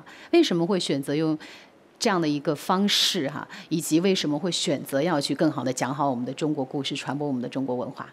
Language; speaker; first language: Chinese; native; Chinese